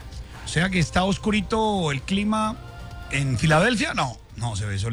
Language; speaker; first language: Spanish; native; Spanish